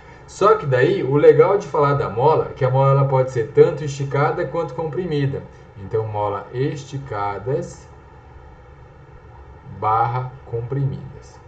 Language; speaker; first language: Portuguese; native; Portuguese